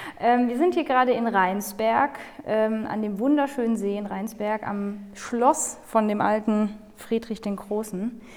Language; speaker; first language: German; native; German